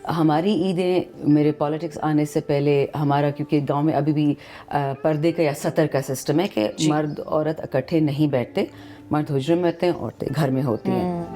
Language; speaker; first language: Urdu; non-native, local second language; Pashto